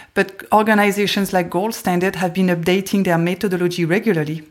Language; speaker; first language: English; non-native, fluent; French